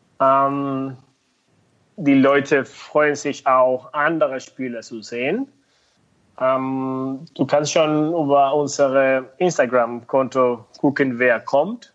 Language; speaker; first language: German; non-native, fluent; Spanish